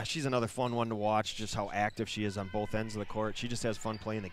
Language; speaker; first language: English; native; English